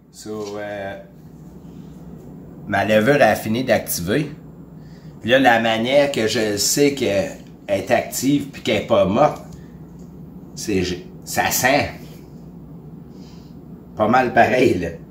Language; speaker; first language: French; native; French